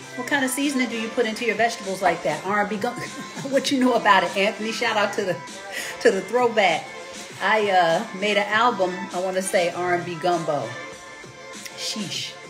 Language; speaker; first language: English; native; English